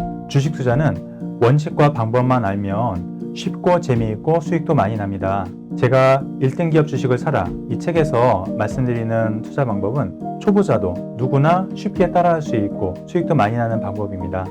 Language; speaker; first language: Korean; native; Korean